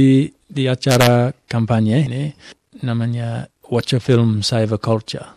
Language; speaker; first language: Indonesian; non-native, fluent; English